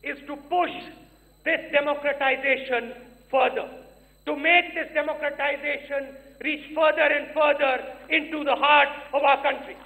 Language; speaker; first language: English; non-native, local second language; Hindi